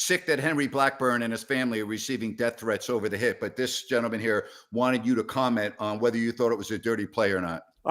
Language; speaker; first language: English; native; English